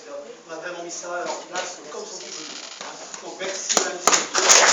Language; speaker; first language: French; native; French